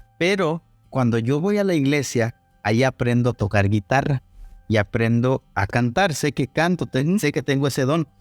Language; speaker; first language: Spanish; non-native, local second language; Zapotec